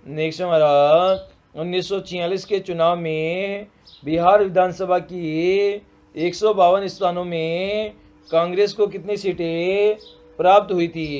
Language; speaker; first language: Hindi; native; Hindi